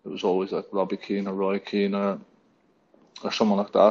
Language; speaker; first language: English; native; English